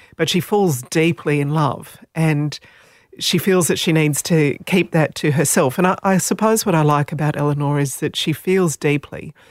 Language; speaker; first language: English; non-native, local second language; Slovenian